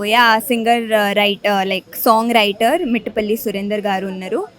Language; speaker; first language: Telugu; non-native, local second language; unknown